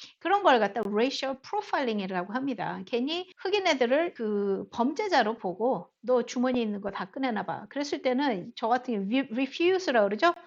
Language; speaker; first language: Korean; native; Korean